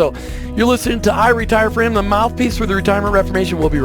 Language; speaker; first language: English; native; English